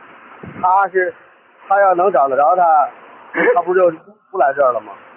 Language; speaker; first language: Chinese; native; Chinese